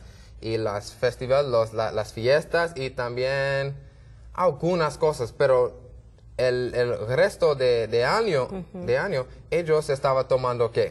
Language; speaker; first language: Spanish; non-native, learner; English